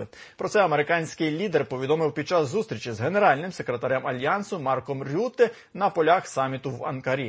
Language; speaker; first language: Ukrainian; native; Ukrainian